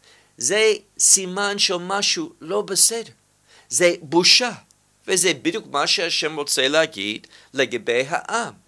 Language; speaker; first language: Hebrew; non-native, fluent; English